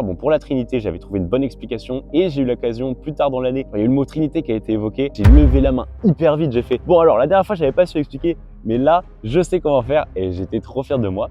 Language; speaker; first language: French; native; French